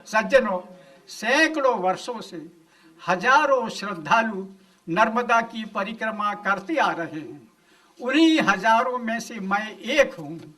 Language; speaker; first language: Hindi; non-native, local second language; Gujarati